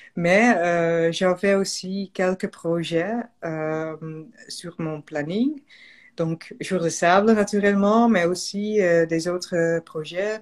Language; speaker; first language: French; non-native, learner; Dutch